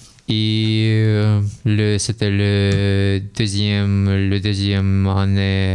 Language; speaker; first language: French; non-native, learner; Russian